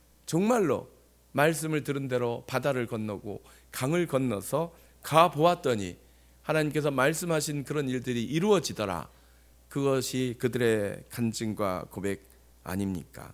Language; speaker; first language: Korean; native; Korean